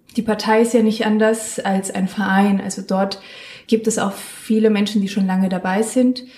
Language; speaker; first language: German; non-native, fluent; Spanish